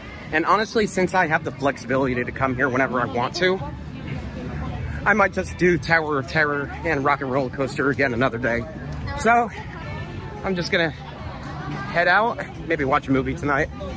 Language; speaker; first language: English; native; English